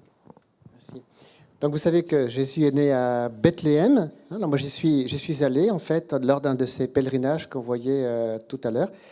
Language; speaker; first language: French; native; French